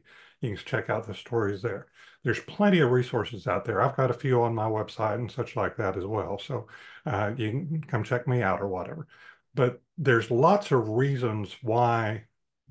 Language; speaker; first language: English; native; English